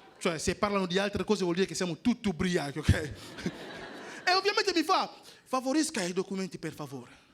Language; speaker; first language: Italian; non-native, fluent; French